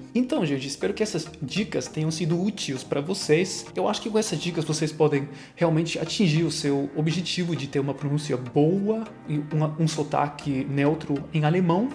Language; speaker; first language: Portuguese; non-native, fluent; German